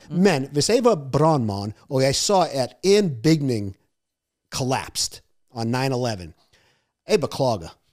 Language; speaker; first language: Norwegian; non-native, fluent; English